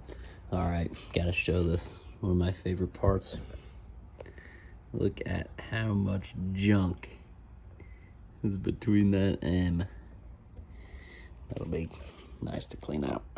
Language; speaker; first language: English; native; English